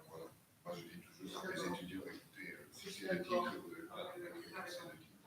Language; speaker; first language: French; non-native, fluent; German